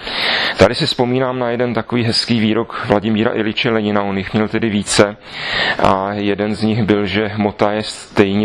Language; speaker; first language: Czech; native; Czech